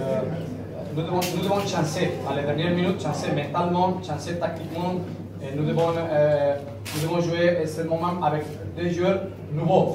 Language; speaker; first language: French; non-native, learner; Spanish